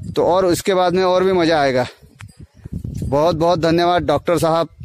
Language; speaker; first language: Hindi; non-native, local second language; Marathi